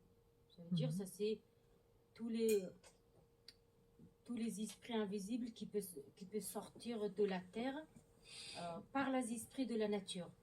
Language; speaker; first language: French; non-native, learner; Mongolian